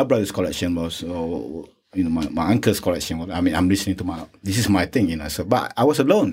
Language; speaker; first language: English; non-native, local second language; Malay